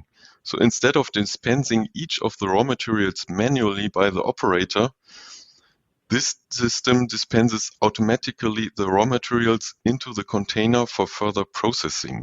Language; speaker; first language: English; non-native, fluent; German